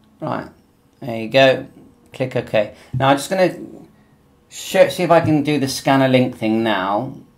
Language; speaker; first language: English; native; English